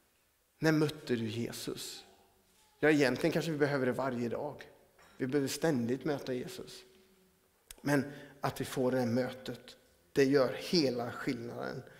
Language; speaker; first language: Swedish; native; Swedish